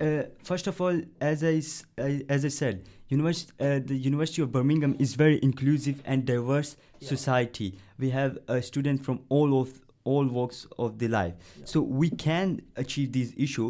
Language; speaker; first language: English; non-native, local second language; Punjabi